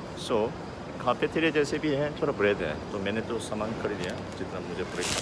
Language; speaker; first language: Hindi; non-native, fluent; Korean